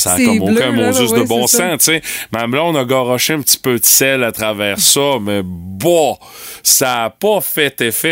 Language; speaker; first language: French; native; French